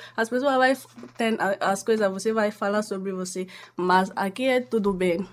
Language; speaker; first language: Portuguese; non-native, learner; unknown